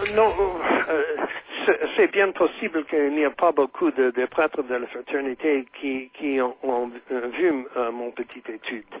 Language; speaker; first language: French; non-native, fluent; English